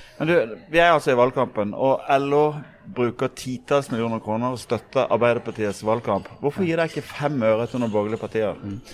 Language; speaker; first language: Norwegian; native; Norwegian